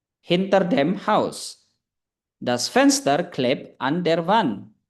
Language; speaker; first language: German; non-native, fluent; Indonesian